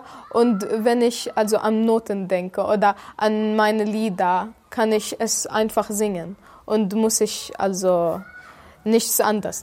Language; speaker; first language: German; non-native, fluent; Arabic